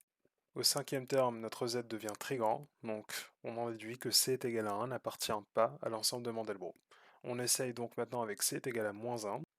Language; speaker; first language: French; native; French